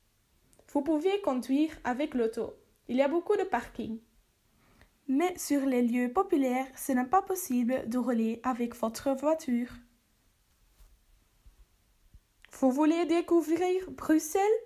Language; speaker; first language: French; non-native, learner; Dutch